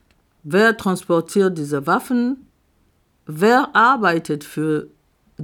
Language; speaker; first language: German; non-native, fluent; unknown